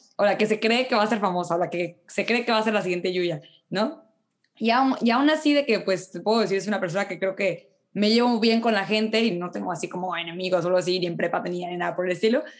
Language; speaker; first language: Spanish; native; Spanish